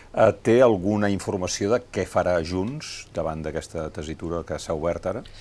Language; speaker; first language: Catalan; native; Catalan